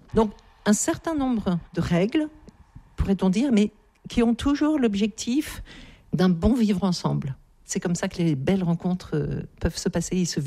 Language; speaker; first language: French; native; French